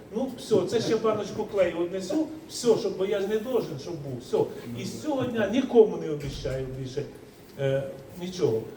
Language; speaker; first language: Ukrainian; native; Ukrainian